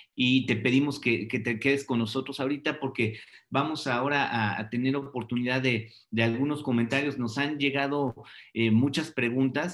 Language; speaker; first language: Spanish; native; Spanish